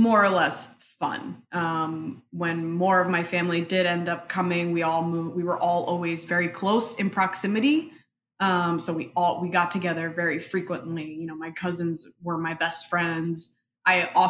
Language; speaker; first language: English; early bilingual, other home language; Spanish